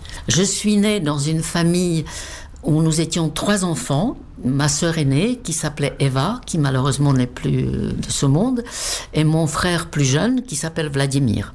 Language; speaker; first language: French; non-native, fluent; Czech